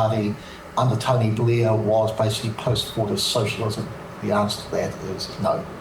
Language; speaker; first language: English; native; English